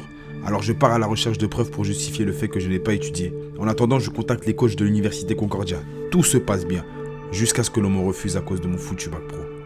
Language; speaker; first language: French; native; French